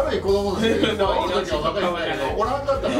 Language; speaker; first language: Japanese; native; Japanese